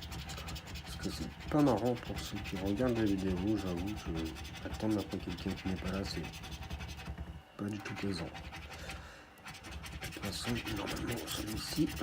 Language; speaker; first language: French; native; French